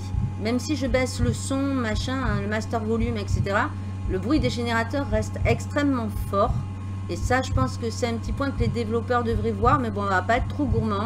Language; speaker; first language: French; native; French